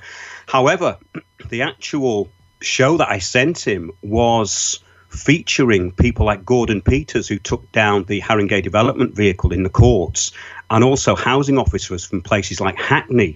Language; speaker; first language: English; native; English